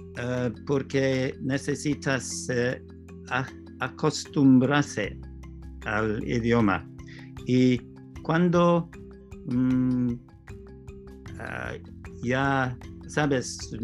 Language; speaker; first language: Spanish; non-native, learner; English